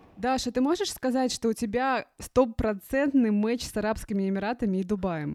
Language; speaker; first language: Russian; native; Russian